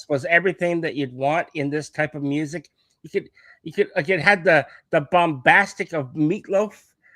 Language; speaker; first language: English; native; English